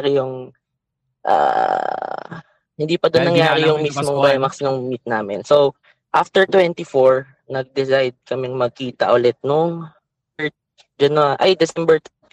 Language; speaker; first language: English; non-native, local second language; Filipino